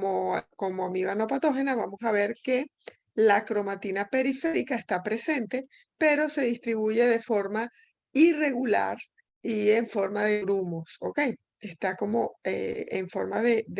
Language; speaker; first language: Spanish; native; Spanish